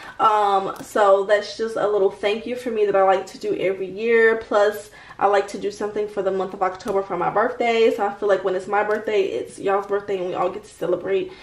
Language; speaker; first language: English; native; English